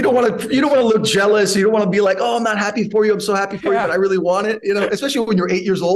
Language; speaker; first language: English; native; English